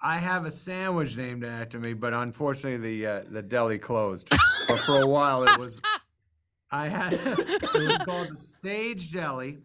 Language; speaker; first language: English; native; English